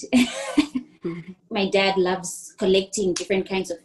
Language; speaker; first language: English; non-native, local second language; Shona